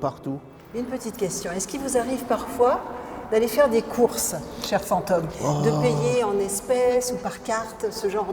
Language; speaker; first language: French; native; French